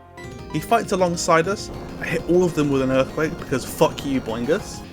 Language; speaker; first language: English; native; English